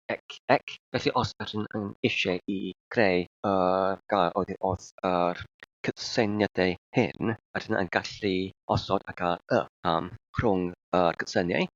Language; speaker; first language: Welsh; non-native, learner; English